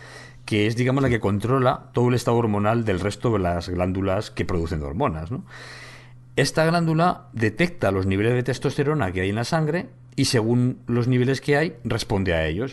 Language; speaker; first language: Spanish; native; Spanish